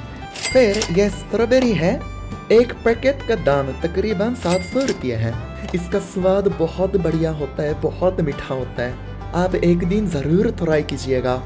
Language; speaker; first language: Hindi; non-native, fluent; Japanese